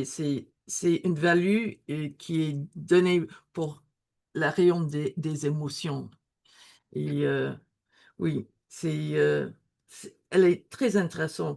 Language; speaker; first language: French; non-native, learner; English